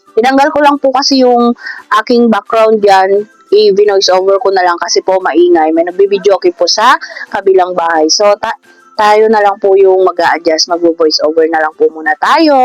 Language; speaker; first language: Filipino; non-native, local second language; Iloko